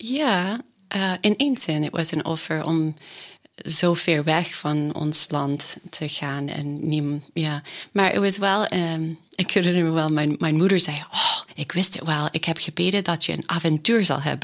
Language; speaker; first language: Dutch; non-native, fluent; English